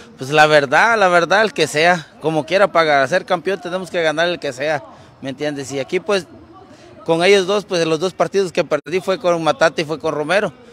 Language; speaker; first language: Spanish; native; Spanish